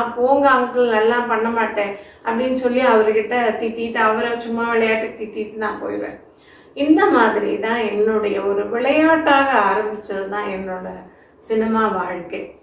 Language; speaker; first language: Tamil; non-native, local second language; Malayalam